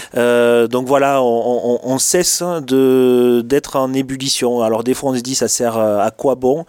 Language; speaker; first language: French; native; French